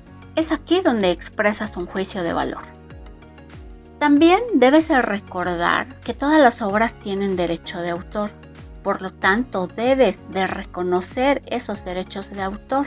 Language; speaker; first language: Spanish; native; Spanish